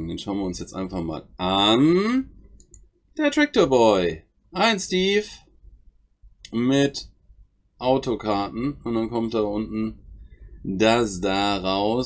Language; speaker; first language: German; native; German